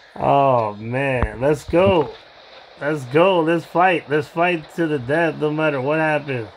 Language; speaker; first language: English; early bilingual, other home language; Spanish